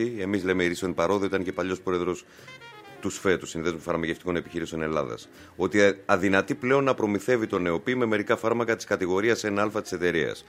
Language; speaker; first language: Greek; native; Greek